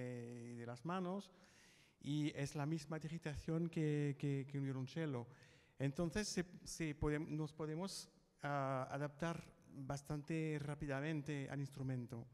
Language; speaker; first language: Spanish; non-native, fluent; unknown